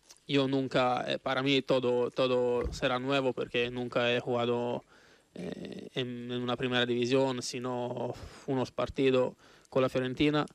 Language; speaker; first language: Spanish; non-native, fluent; Italian